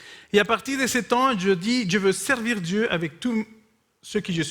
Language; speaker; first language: French; non-native, fluent; Spanish